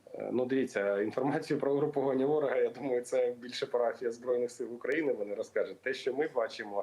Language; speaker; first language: Ukrainian; non-native, local second language; Russian